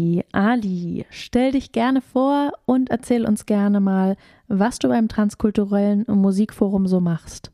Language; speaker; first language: German; native; German